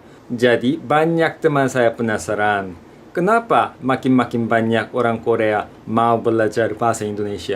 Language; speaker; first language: Indonesian; non-native, fluent; Korean